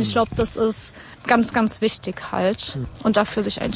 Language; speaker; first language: German; native; German